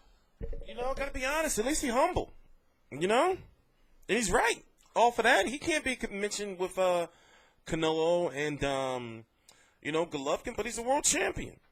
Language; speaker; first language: English; native; English